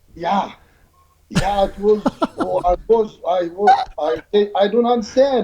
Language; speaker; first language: English; non-native, learner; Arabic